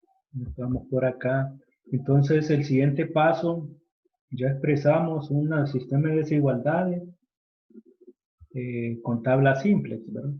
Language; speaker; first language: Spanish; native; Spanish